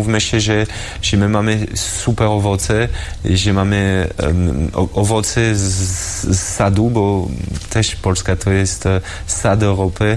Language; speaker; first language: Polish; early bilingual, heritage; French